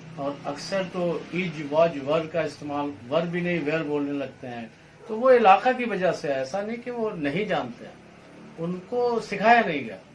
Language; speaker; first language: Hindi; native; Hindi